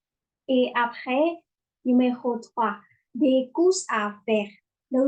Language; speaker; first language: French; non-native, fluent; Burmese